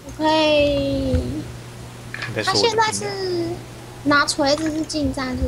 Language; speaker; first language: Chinese; native; Chinese